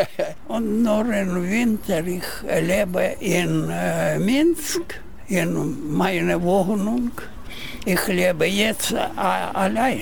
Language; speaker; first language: German; non-native, learner; Russian